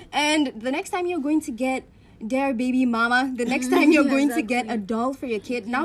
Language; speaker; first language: English; non-native, local second language; Hausa